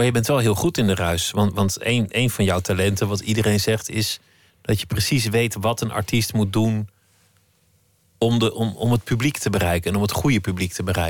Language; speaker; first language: Dutch; native; Dutch